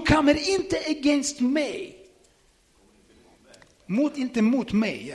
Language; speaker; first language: Swedish; non-native, learner; Ukrainian